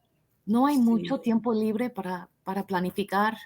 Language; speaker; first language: Spanish; non-native, fluent; English